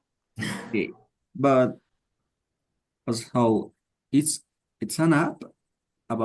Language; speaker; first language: English; non-native, learner; Spanish